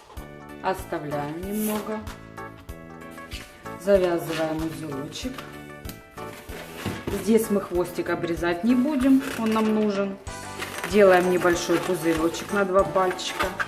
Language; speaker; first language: Russian; native; Russian